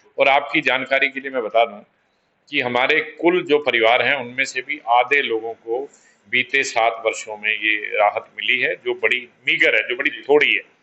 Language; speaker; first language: Hindi; non-native, local second language; Pahari-Potwari